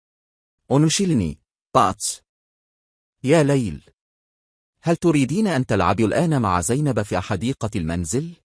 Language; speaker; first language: Arabic; non-native, fluent; Bangla